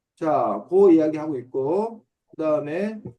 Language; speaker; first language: Korean; native; Korean